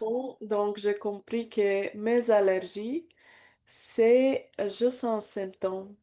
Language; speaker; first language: French; non-native, learner; Bulgarian